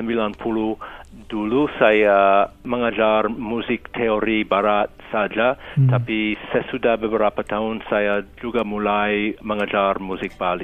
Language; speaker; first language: Indonesian; non-native, fluent; English